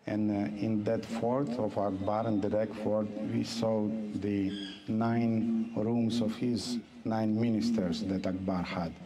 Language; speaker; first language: English; non-native, fluent; Romanian